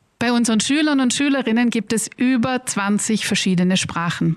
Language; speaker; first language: German; native; German